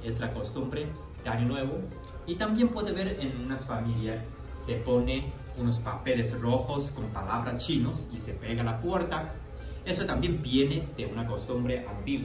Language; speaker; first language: Spanish; non-native, fluent; Chinese